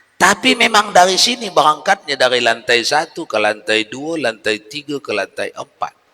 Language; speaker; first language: Malay; native; Malay